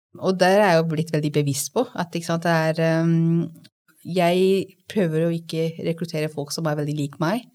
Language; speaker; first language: Norwegian; non-native, fluent; Hindi